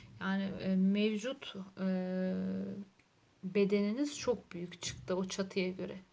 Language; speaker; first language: Turkish; native; Turkish